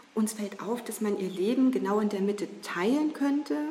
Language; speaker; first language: German; native; German